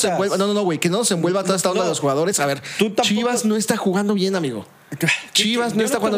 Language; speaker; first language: Spanish; native; Spanish